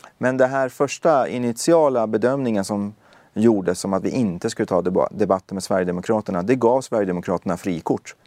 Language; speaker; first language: Swedish; early bilingual, other home language; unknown